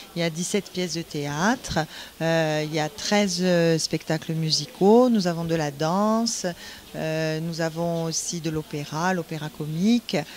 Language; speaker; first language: French; native; French